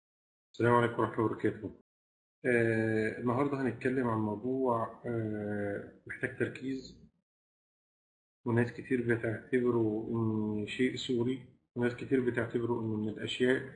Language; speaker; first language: Arabic; native; Arabic